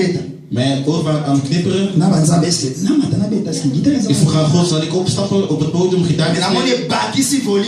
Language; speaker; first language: Dutch; non-native, learner; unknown